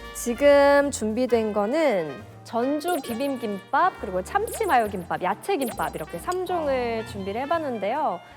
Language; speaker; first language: Korean; native; Korean